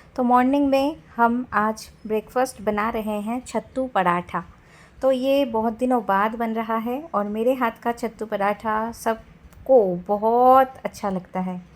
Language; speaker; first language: Hindi; non-native, local second language; Bangla